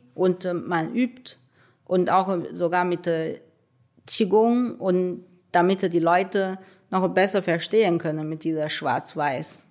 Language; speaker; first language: German; non-native, fluent; Chinese